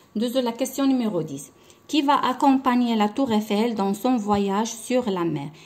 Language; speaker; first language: French; non-native, local second language; Arabic